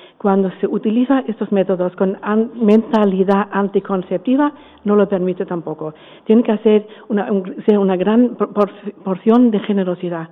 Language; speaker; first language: Spanish; non-native, fluent; German